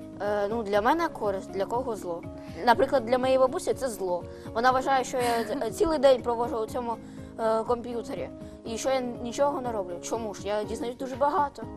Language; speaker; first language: Ukrainian; non-native, local second language; Russian